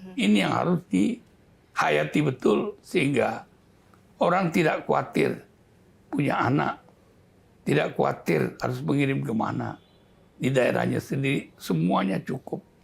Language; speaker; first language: Indonesian; native; Indonesian